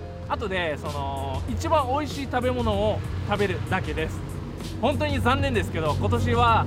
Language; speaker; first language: Japanese; non-native, fluent; Vietnamese